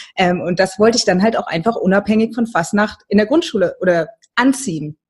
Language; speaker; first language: German; native; German